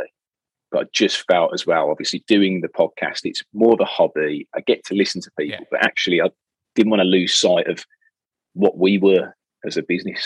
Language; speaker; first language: English; native; English